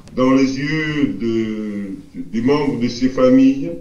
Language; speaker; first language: French; non-native, fluent; Russian